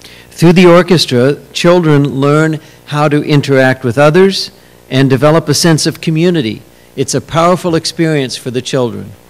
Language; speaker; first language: English; native; English